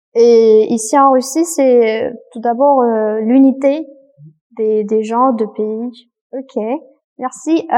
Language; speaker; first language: French; non-native, fluent; Russian